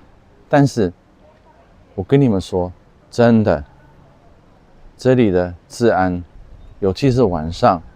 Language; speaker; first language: Chinese; non-native, fluent; Dutch